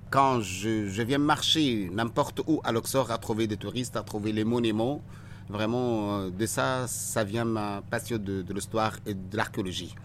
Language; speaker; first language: French; non-native, fluent; Arabic